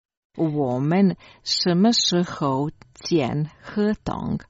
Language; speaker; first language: Chinese; non-native, learner; Croatian